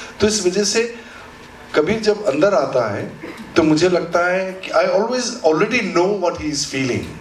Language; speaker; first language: Hindi; non-native, local second language; Assamese